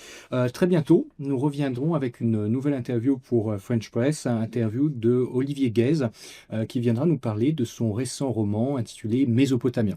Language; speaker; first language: French; native; French